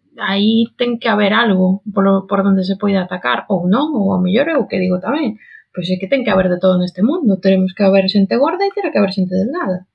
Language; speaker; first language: Galician; non-native, local second language; Spanish